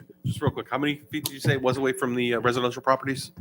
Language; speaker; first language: English; native; English